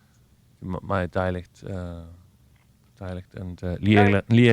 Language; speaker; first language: Danish; non-native, learner; Icelandic